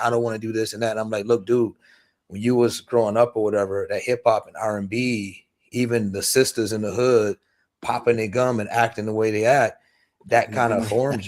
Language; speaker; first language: English; native; English